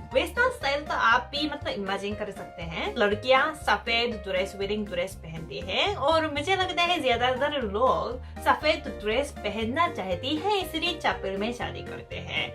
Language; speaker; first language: Hindi; non-native, fluent; Japanese